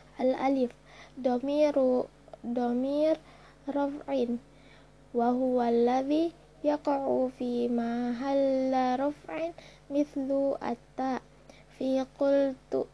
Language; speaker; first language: Arabic; non-native, learner; Indonesian